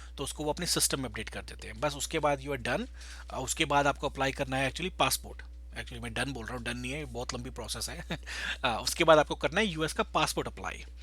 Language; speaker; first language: Hindi; native; Hindi